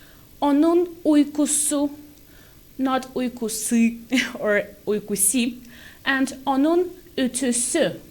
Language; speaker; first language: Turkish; non-native, fluent; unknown